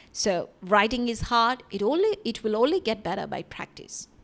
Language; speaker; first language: English; non-native, local second language; Malayalam